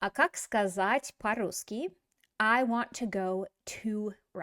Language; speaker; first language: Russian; non-native, fluent; English